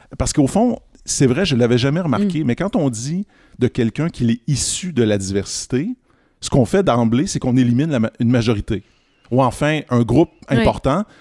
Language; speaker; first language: French; native; French